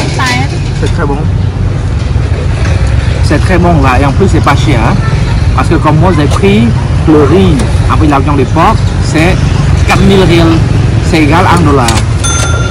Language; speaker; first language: French; non-native, fluent; Khmer